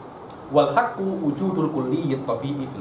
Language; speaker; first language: Arabic; non-native, fluent; Indonesian